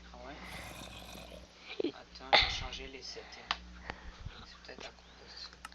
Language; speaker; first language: French; native; French